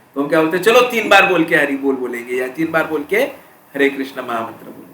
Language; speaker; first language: Hindi; non-native, local second language; Marathi